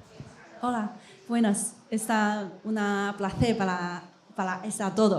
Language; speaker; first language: Spanish; non-native, learner; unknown